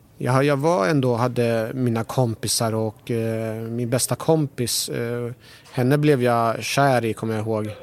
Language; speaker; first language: Swedish; early bilingual, other home language; Persian